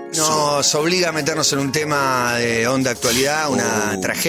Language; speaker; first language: Spanish; native; Spanish